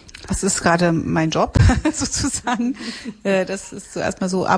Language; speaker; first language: German; native; German